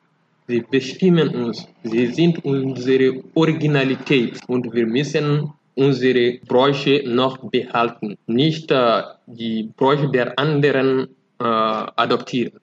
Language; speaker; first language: German; non-native, fluent; Fula